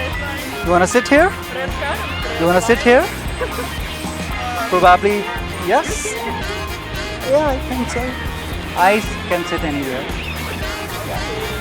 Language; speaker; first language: English; non-native, local second language; Hindi